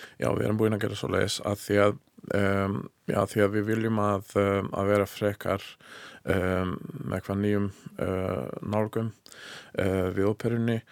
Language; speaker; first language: Icelandic; non-native, learner; Hungarian